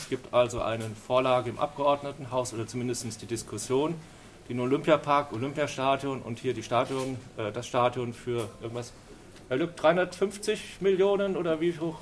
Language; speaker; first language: German; native; German